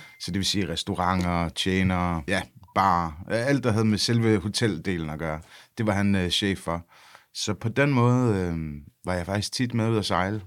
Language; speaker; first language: Danish; early bilingual, other home language; English